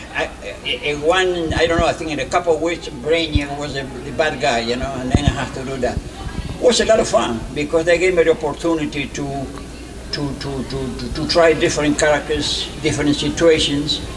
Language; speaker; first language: English; non-native, fluent; Spanish